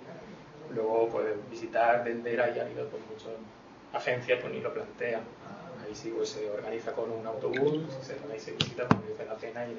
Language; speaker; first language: Spanish; native; Spanish